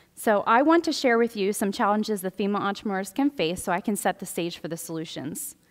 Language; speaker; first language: English; native; English